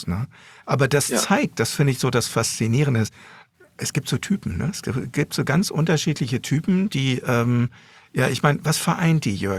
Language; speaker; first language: German; native; German